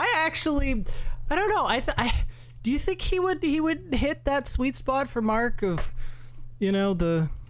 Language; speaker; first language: English; native; English